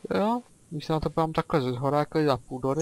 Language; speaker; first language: Czech; native; Czech